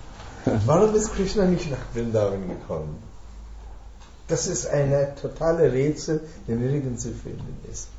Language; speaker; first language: German; non-native, fluent; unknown